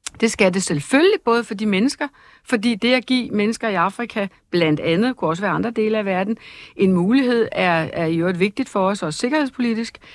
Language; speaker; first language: Danish; native; Danish